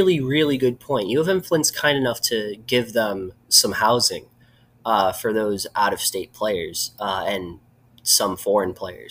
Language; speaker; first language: English; native; English